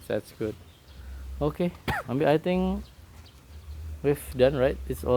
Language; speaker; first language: English; non-native, learner; Indonesian